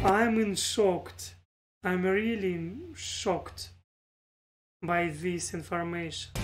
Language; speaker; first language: English; non-native, learner; Russian